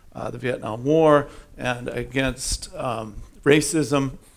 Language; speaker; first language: English; native; English